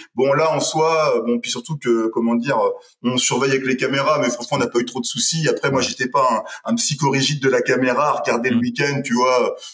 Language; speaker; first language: French; native; French